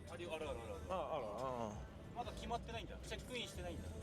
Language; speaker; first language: Japanese; native; Japanese